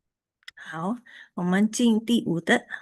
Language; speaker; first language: Chinese; early bilingual, heritage; Chinese